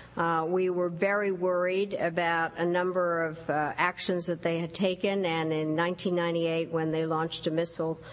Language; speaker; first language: English; early bilingual, other home language; Czech